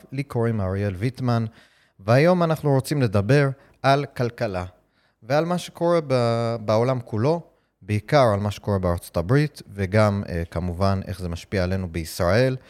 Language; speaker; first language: Hebrew; non-native, fluent; English